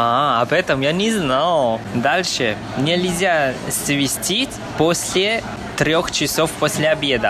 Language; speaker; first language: Russian; non-native, fluent; Chinese